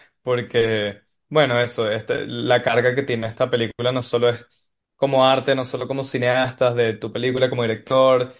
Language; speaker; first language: Spanish; native; Spanish